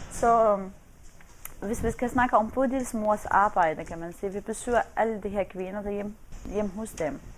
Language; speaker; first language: Danish; non-native, fluent; Arabic